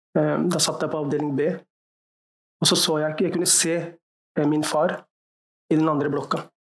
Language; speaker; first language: Norwegian; early bilingual, other home language; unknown